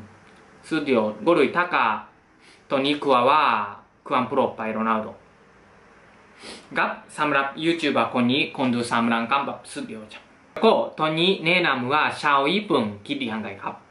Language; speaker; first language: Thai; non-native, fluent; Japanese